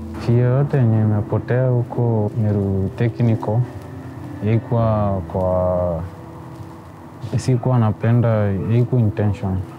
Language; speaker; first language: Swahili; non-native, local second language; Meru